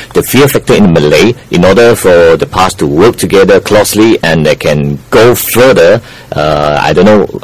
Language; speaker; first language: English; non-native, local second language; Chinese